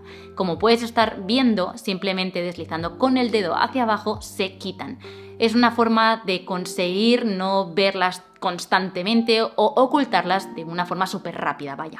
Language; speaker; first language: Spanish; native; Spanish